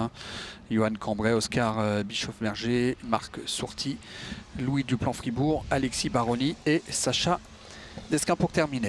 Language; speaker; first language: French; native; French